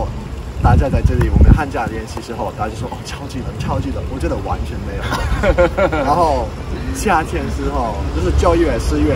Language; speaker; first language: Chinese; non-native, fluent; English